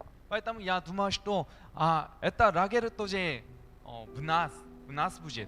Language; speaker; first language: Russian; non-native, learner; Korean